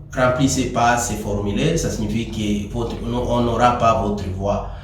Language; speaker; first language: French; non-native, local second language; Swahili